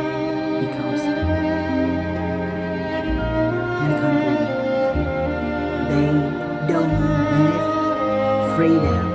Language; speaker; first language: English; non-native, learner; Vietnamese